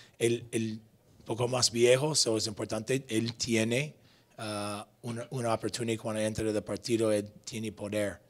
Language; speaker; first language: Spanish; non-native, learner; English